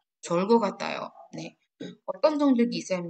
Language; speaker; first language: Korean; non-native, fluent; Indonesian